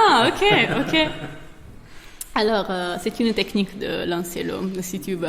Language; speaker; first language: French; non-native, fluent; Italian